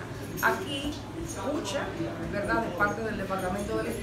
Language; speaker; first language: Spanish; native; Spanish